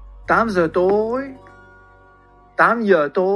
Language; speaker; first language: Vietnamese; non-native, fluent; French